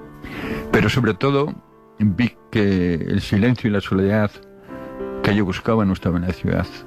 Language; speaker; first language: Spanish; native; Spanish